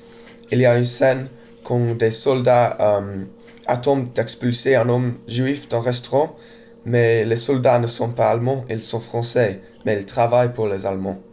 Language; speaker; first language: French; non-native, learner; English